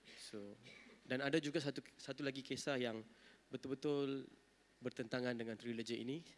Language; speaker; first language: Malay; non-native, local second language; Tamil